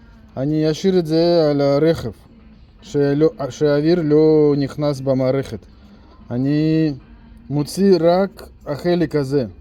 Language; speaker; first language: Hebrew; non-native, learner; Russian